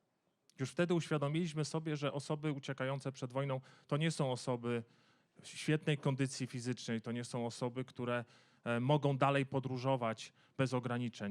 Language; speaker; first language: Polish; native; Polish